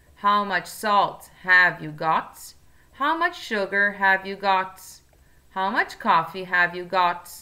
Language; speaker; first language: English; non-native, fluent; Italian